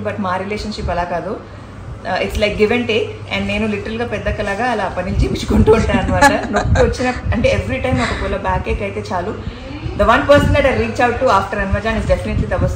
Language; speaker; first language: Telugu; native; Telugu